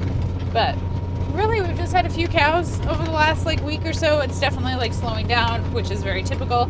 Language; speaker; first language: English; native; English